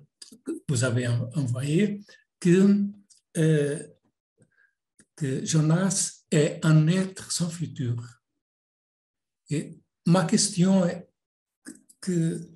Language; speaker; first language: French; non-native, fluent; Portuguese